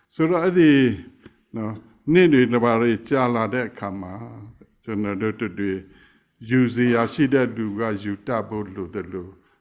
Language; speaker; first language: Burmese; non-native, local second language; Pa'o Karen